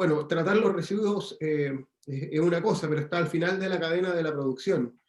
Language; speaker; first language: Spanish; native; Spanish